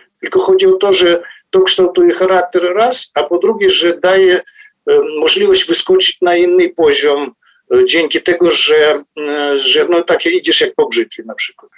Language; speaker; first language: Polish; non-native, fluent; Ukrainian